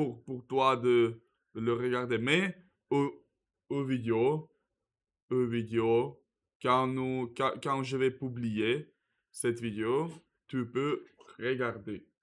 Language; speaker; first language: French; non-native, learner; Russian